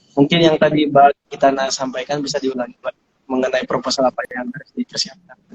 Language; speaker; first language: Indonesian; native; Indonesian